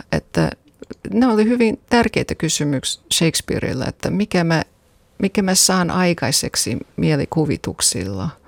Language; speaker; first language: Finnish; non-native, fluent; English